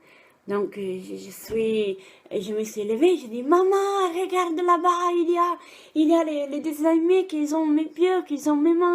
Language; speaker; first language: French; non-native, fluent; Italian